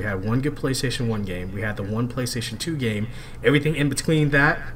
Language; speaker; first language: English; native; English